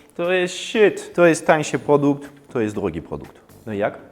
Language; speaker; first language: Polish; non-native, fluent; French